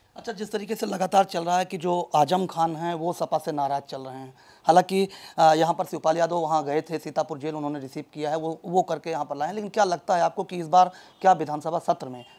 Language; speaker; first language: Hindi; native; Hindi